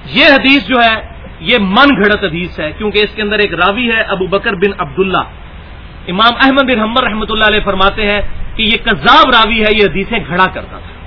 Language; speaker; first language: Urdu; non-native, local second language; Punjabi